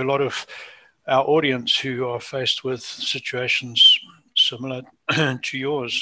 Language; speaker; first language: English; native; English